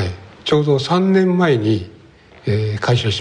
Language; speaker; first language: Japanese; native; Japanese